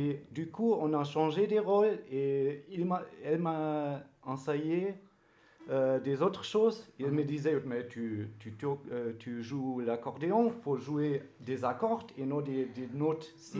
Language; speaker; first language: French; non-native, fluent; German